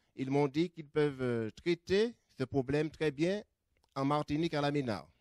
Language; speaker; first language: French; native; French